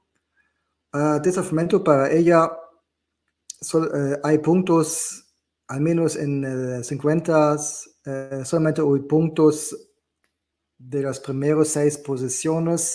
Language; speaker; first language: Spanish; non-native, fluent; German